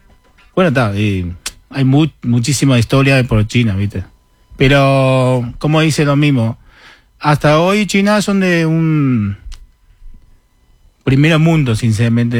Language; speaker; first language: Spanish; non-native, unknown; Chinese